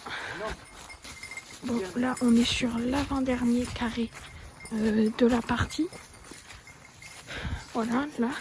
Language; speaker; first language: French; native; French